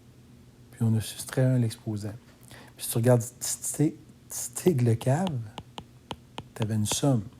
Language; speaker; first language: French; native; French